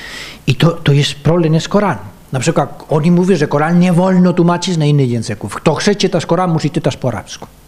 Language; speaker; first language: Polish; non-native, fluent; Spanish